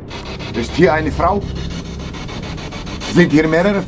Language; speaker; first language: German; non-native, learner; Slovak